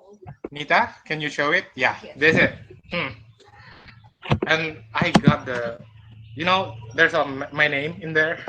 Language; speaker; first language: English; non-native, fluent; Indonesian